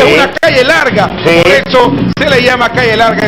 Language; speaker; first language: Spanish; native; Spanish